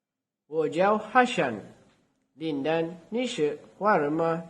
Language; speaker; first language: Chinese; non-native, learner; Malay